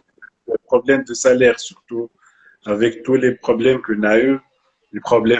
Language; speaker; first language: French; non-native, local second language; Arabic